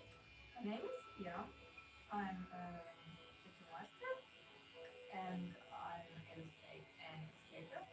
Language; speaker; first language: English; non-native, learner; Ukrainian